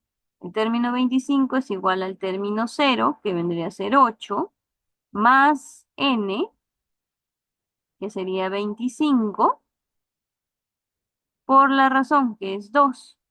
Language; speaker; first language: Spanish; native; Spanish